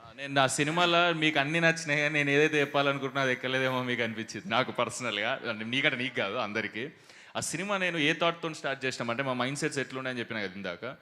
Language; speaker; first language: Telugu; native; Telugu